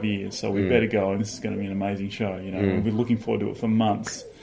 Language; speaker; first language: English; native; English